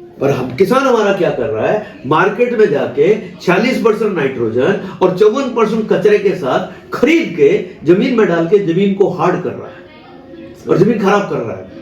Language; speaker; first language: Hindi; non-native, local second language; Marathi